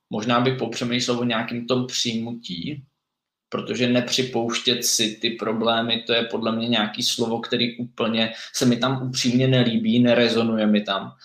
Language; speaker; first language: Czech; native; Czech